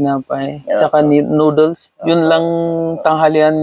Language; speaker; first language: Filipino; non-native, learner; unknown